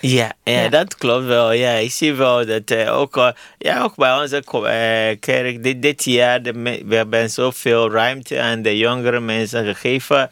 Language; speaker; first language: Dutch; non-native, learner; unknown